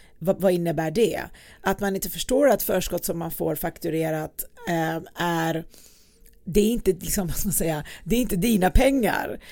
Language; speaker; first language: Swedish; early bilingual, other home language; Persian